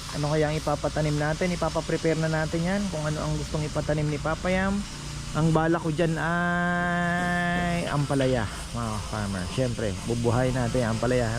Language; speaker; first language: Filipino; non-native, local second language; Pampanga